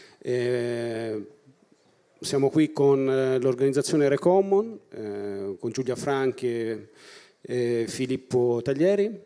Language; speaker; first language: Italian; native; Italian